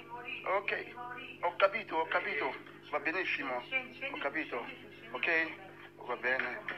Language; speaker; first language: Italian; non-native, learner; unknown